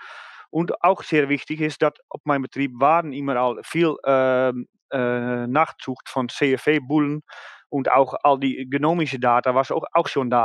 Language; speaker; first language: German; non-native, learner; Dutch